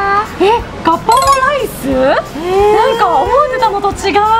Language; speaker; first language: Japanese; native; Japanese